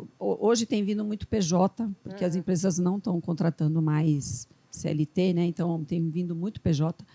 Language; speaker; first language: Portuguese; early bilingual, other home language; Spanish